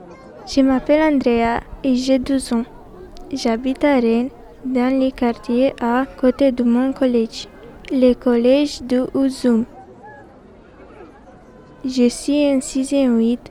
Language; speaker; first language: French; non-native, learner; Romanian